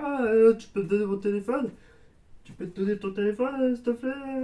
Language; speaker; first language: French; native; French